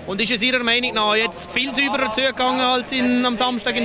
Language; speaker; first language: German; native; German